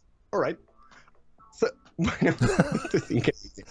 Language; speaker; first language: English; non-native, fluent; Spanish